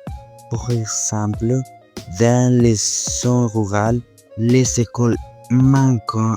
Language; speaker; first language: French; non-native, fluent; Spanish